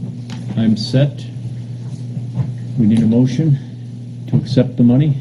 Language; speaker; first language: English; native; English